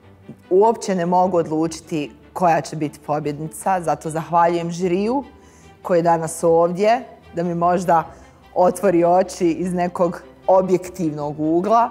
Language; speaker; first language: Croatian; native; Croatian